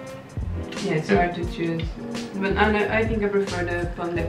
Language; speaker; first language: English; non-native, fluent; Portuguese